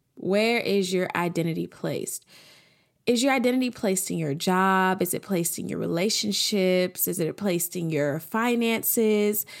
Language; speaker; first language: English; native; English